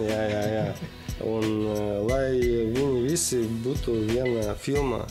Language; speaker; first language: Latvian; non-native, local second language; Russian